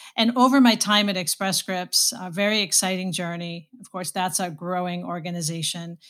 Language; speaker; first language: English; native; English